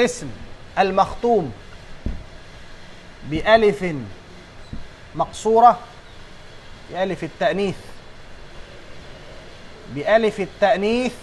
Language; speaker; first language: Arabic; non-native, fluent; Tausug